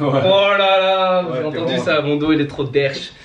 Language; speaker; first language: French; native; French